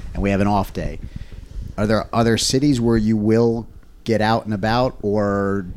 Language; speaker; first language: English; native; English